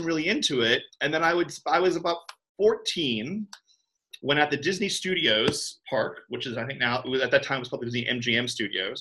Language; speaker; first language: English; native; English